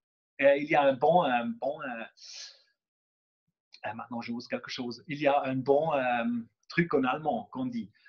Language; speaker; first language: French; non-native, local second language; German